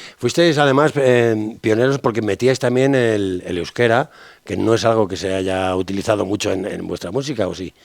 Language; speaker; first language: Spanish; native; Spanish